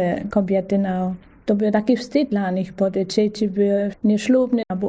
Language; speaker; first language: Polish; non-native, fluent; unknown